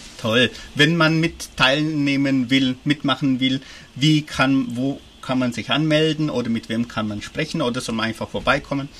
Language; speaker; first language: German; early bilingual, heritage; German